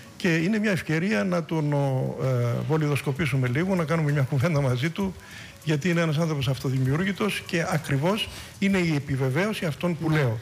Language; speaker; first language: Greek; native; Greek